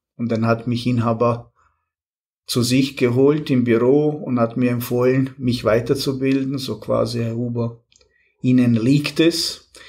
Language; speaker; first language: German; non-native, fluent; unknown